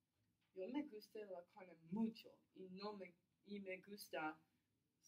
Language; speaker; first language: Spanish; non-native, learner; English